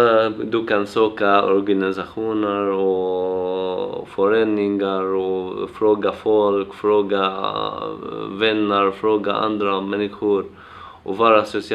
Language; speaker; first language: Swedish; non-native, fluent; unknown